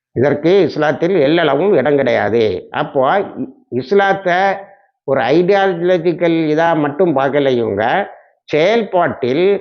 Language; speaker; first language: Tamil; native; Tamil